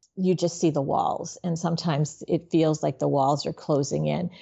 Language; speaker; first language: English; native; English